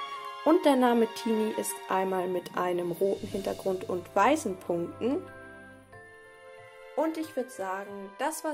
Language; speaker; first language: German; native; German